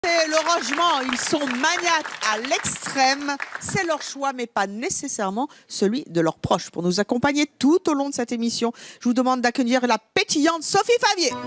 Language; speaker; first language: French; native; French